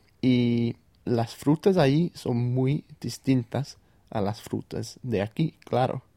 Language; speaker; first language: Spanish; non-native, fluent; English